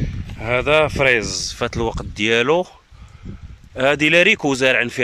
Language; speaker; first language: Arabic; native; Arabic